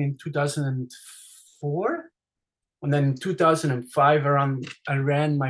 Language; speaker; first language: English; non-native, fluent; Swiss German